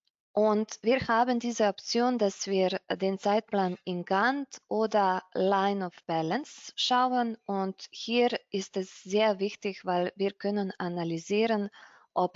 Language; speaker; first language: German; non-native, fluent; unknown